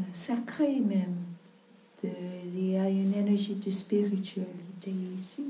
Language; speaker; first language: French; non-native, fluent; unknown